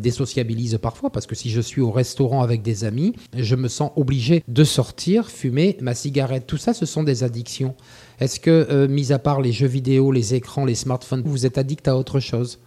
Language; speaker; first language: French; native; French